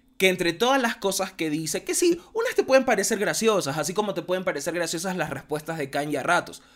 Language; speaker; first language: Spanish; native; Spanish